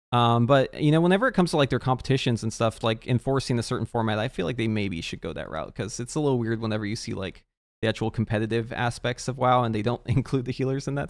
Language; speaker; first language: English; native; English